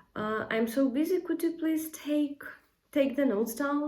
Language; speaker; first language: English; non-native, fluent; Ukrainian